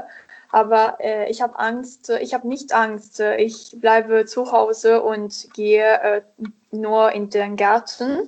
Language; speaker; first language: German; non-native, learner; Italian